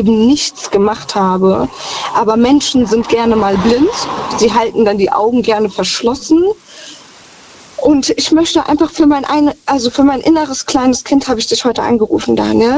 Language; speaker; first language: German; native; German